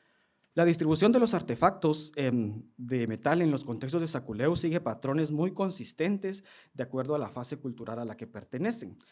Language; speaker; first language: Spanish; native; Spanish